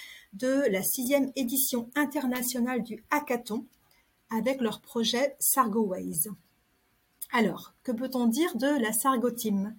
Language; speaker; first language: French; native; French